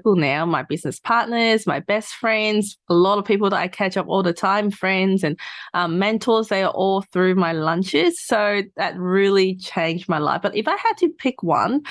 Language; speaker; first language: English; non-native, local second language; Cantonese